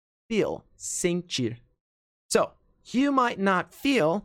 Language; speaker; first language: English; non-native, fluent; Portuguese